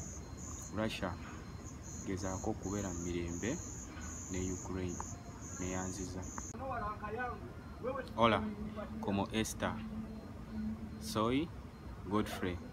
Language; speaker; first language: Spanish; non-native, learner; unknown